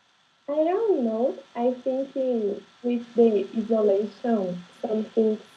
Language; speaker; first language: English; non-native, learner; Portuguese